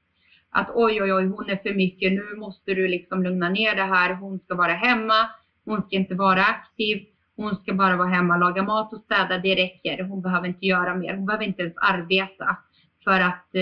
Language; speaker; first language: Swedish; early bilingual, other home language; Bosnian